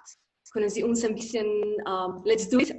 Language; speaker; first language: German; non-native, fluent; Slovenian